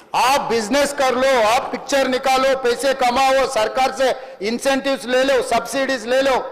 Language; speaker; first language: Hindi; non-native, local second language; Telugu